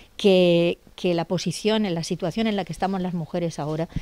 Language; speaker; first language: Spanish; native; Spanish